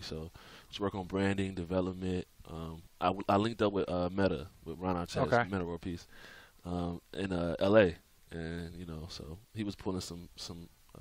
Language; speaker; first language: English; native; English